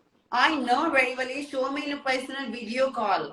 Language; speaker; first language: English; non-native, learner; Hindi